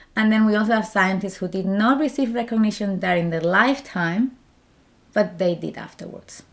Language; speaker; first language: English; non-native, fluent; Spanish